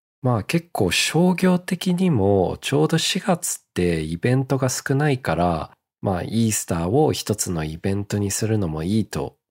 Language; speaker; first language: Japanese; early bilingual, heritage; Japanese